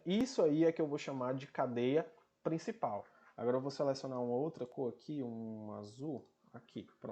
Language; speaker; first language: Portuguese; native; Portuguese